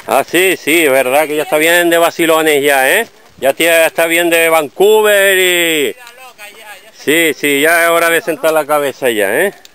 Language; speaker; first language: Spanish; native; Spanish